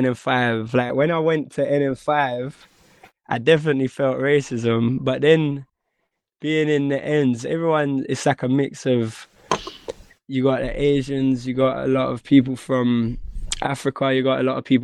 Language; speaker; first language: English; native; English